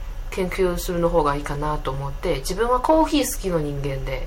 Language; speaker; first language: Japanese; non-native, fluent; Chinese